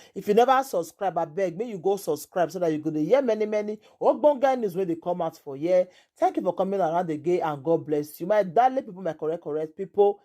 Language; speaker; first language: Nigerian Pidgin; native; Nigerian Pidgin